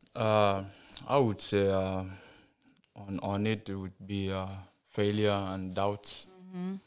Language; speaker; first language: English; non-native, fluent; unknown